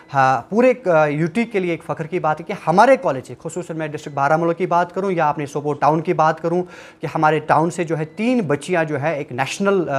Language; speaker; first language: Hindi; non-native, local second language; Kashmiri